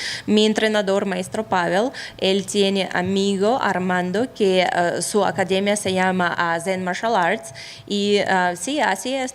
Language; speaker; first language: Spanish; non-native, fluent; Russian